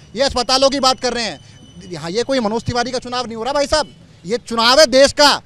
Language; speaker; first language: Hindi; native; Hindi